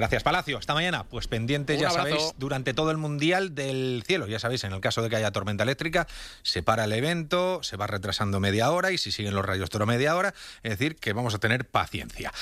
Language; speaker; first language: Spanish; native; Spanish